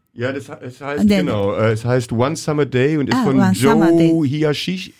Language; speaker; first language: German; native; German